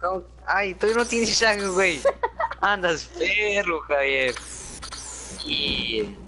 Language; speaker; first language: Spanish; early bilingual, heritage; Spanish